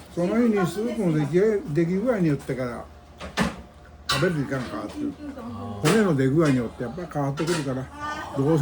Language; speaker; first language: Japanese; native; Japanese